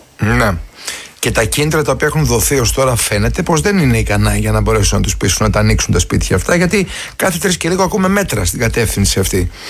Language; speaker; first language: Greek; native; Greek